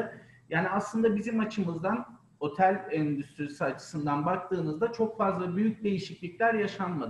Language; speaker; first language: Turkish; native; Turkish